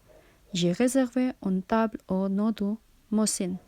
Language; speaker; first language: French; non-native, fluent; Urdu